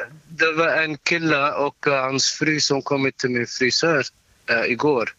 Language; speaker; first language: Swedish; non-native, learner; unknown